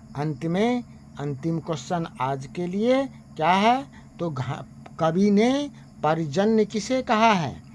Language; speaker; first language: Hindi; native; Hindi